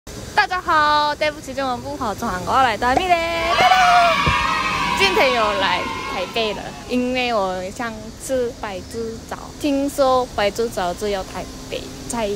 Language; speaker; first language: Chinese; non-native, learner; Korean